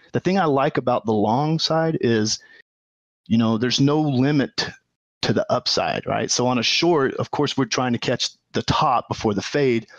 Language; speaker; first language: English; native; English